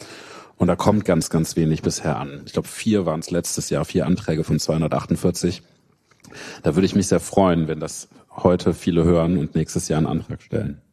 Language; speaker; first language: German; native; German